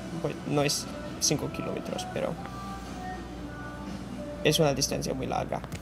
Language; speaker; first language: Spanish; non-native, fluent; English